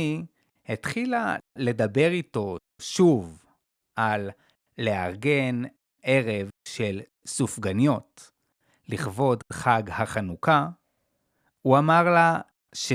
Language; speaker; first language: Hebrew; native; Hebrew